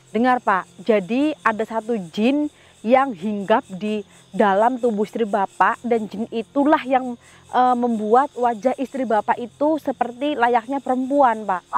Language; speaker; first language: Indonesian; native; Indonesian